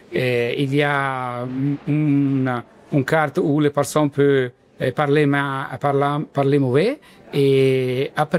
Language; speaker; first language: French; non-native, learner; Italian